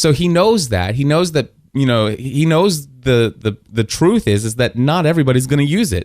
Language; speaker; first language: English; native; English